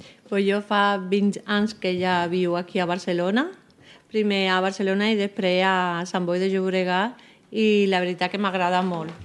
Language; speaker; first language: Catalan; non-native, learner; Spanish